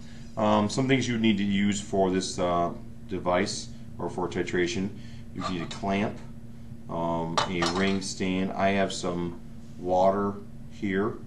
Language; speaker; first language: English; native; English